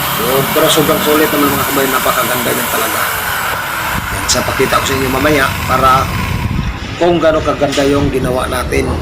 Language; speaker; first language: Filipino; non-native, local second language; Cebuano